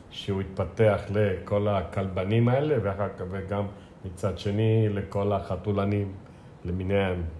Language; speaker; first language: Hebrew; non-native, fluent; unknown